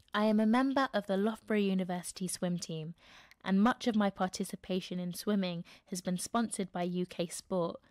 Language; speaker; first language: English; native; English